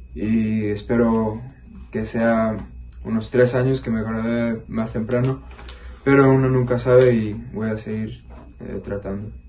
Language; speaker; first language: Spanish; early bilingual, heritage; Spanish